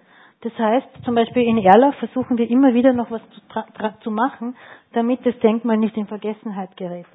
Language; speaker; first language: German; native; German